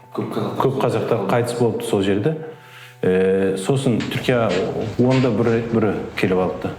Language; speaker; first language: Kazakh; early bilingual, heritage; Kazakh